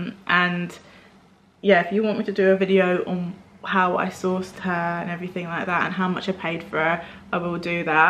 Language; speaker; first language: English; native; English